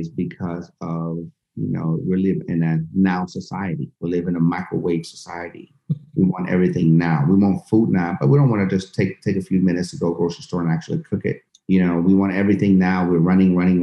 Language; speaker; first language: English; early bilingual, other home language; Persian